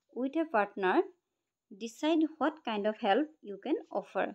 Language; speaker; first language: English; non-native, local second language; Assamese